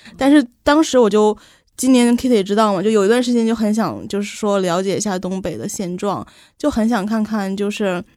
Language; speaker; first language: Chinese; native; Chinese